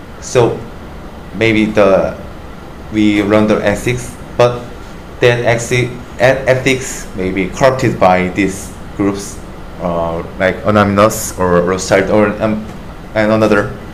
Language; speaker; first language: English; non-native, learner; Korean